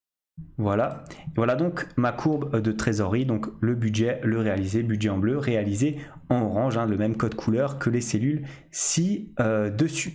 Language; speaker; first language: French; native; French